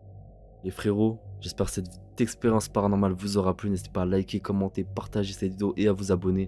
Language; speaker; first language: French; native; French